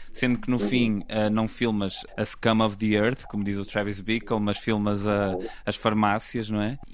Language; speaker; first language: Portuguese; native; Portuguese